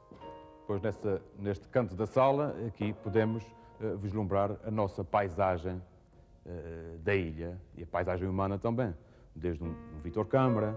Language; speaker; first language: Portuguese; native; Portuguese